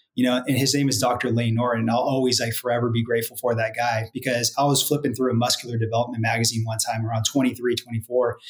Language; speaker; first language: English; native; English